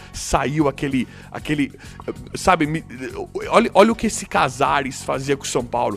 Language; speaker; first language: Portuguese; native; Portuguese